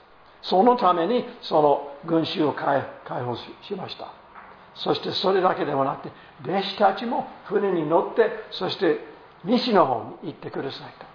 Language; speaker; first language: Japanese; non-native, fluent; English